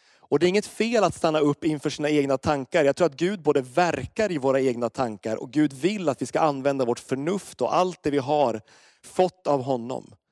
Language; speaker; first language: Swedish; native; Swedish